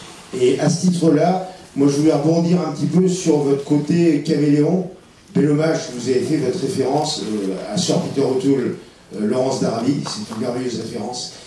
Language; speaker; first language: French; native; French